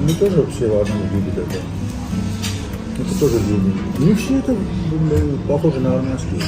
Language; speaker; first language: Russian; non-native, local second language; Armenian